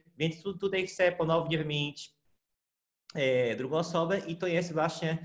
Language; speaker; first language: Polish; non-native, fluent; Portuguese